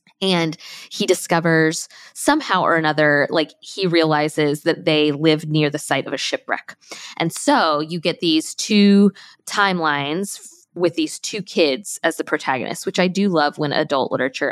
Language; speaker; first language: English; native; English